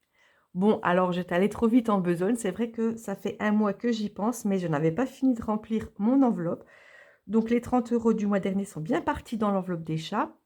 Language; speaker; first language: French; native; French